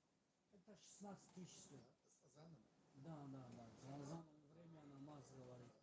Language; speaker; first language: Russian; non-native, learner; Tajik